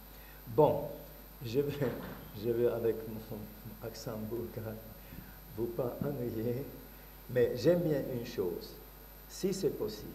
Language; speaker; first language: French; non-native, learner; Bulgarian